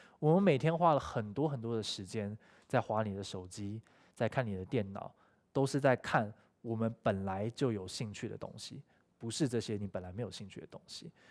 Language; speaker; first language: Chinese; native; Chinese